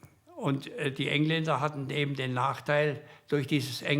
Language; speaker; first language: German; native; German